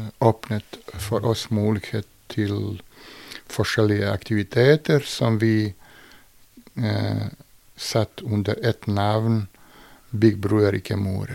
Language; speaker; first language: Norwegian; non-native, fluent; Bosnian